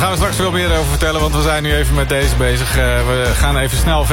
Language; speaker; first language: Dutch; native; Dutch